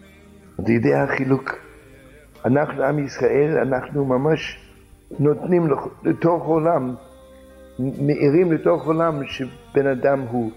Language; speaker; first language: Hebrew; non-native, fluent; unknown